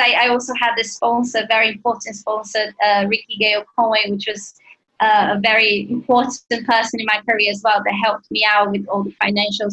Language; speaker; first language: English; non-native, fluent; Portuguese